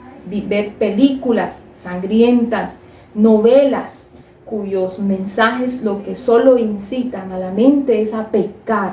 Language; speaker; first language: Spanish; native; Spanish